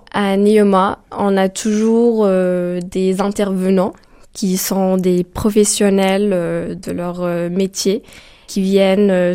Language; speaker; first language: French; non-native, local second language; Arabic